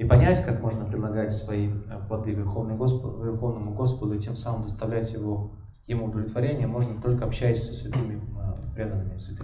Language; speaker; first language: Russian; native; Russian